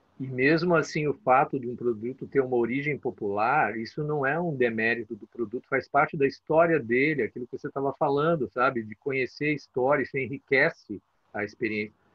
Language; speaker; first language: Portuguese; native; Portuguese